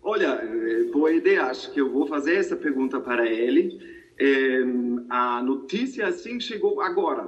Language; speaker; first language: Portuguese; non-native, fluent; German